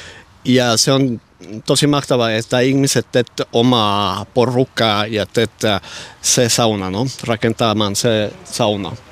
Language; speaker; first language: Finnish; non-native, learner; Spanish